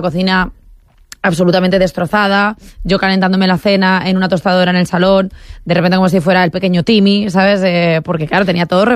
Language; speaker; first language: Spanish; native; Spanish